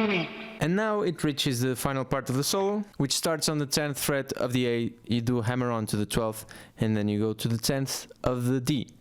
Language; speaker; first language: English; non-native, fluent; Portuguese